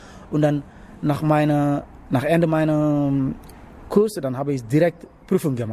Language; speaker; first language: German; non-native, learner; Wolof